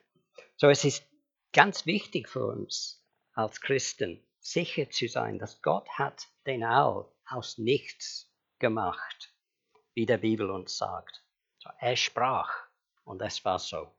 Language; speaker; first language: German; non-native, fluent; English